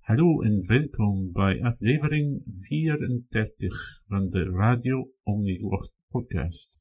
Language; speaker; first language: Dutch; non-native, learner; English